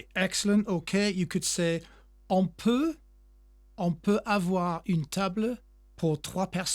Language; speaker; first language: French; non-native, fluent; English